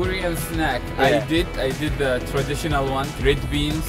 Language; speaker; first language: English; non-native, learner; Korean